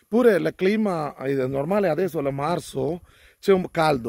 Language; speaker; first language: Italian; non-native, learner; Malayalam